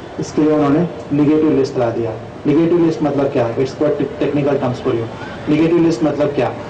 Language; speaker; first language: Hindi; non-native, local second language; Sindhi